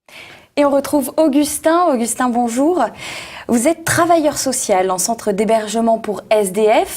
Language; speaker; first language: French; native; French